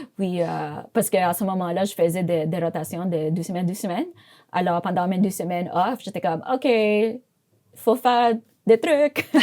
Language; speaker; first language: French; non-native, fluent; Filipino